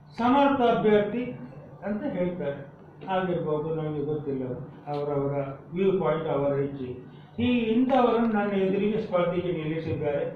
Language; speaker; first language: Kannada; non-native, local second language; Tulu